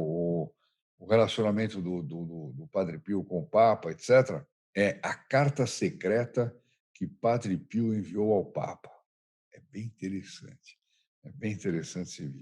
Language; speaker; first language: Portuguese; native; Portuguese